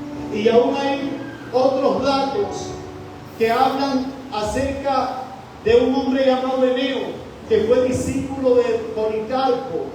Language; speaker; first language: Spanish; native; Spanish